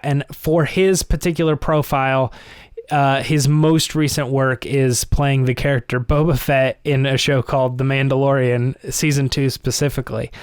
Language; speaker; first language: English; native; English